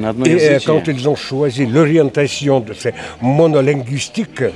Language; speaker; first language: French; non-native, fluent; Russian